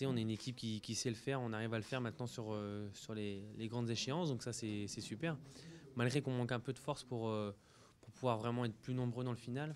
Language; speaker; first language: French; native; French